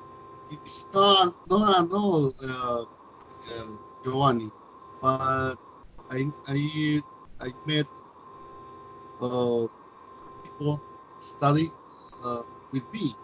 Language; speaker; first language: English; non-native, learner; Spanish